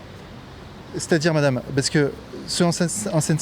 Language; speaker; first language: French; native; French